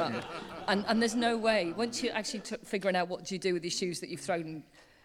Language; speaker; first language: English; native; English